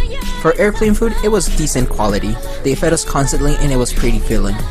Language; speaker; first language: English; early bilingual, other home language; Spanish